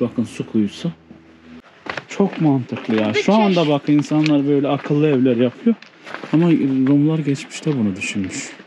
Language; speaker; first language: Turkish; native; Turkish